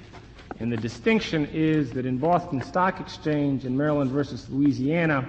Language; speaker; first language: English; native; English